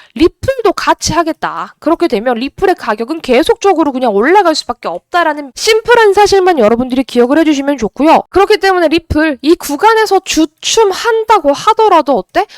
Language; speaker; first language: Korean; native; Korean